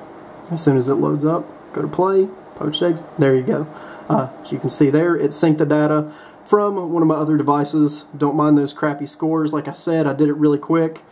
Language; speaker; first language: English; native; English